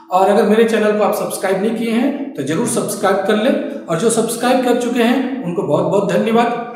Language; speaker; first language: Hindi; native; Hindi